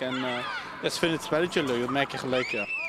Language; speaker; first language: Dutch; early bilingual, other home language; Kurdish